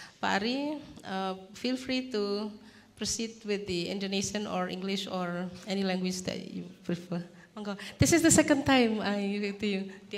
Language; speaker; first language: English; non-native, fluent; Indonesian